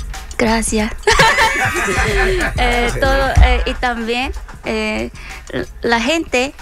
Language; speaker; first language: Spanish; non-native, learner; Korean